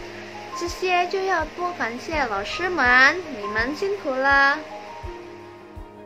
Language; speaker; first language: Chinese; non-native, learner; Indonesian